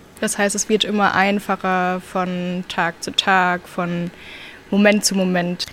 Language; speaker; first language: German; native; German